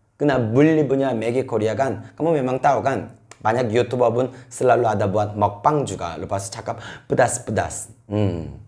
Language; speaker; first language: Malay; non-native, fluent; Korean